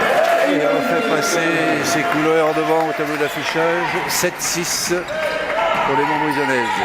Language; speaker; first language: French; native; French